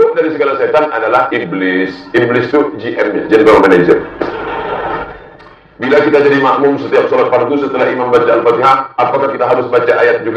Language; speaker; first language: Indonesian; non-native, local second language; Malay